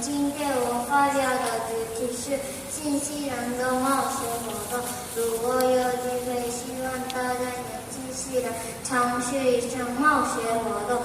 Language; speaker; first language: Chinese; non-native, learner; Korean